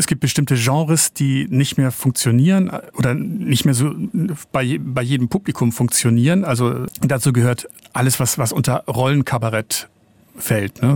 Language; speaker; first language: German; native; German